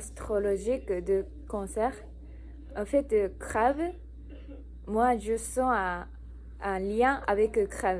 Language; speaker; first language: French; non-native, learner; Japanese